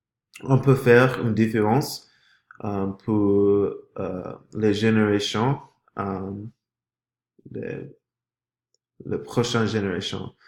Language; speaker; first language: French; non-native, learner; English